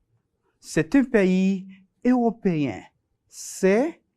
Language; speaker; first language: French; non-native, fluent; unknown